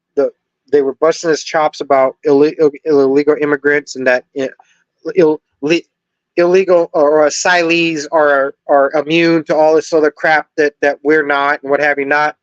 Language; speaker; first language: English; native; English